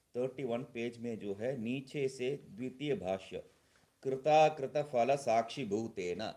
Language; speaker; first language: Hindi; non-native, local second language; Tamil